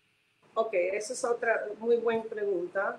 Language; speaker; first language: Spanish; early bilingual, heritage; Spanish